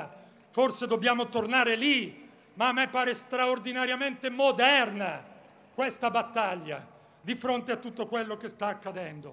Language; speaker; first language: Italian; native; Italian